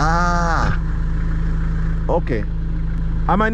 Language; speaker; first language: Portuguese; non-native, learner; English